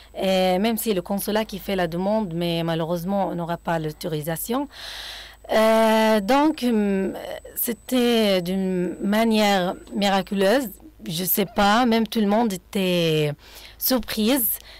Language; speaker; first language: French; non-native, fluent; Arabic